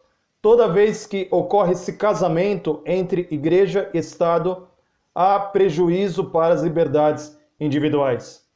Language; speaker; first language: Portuguese; native; Portuguese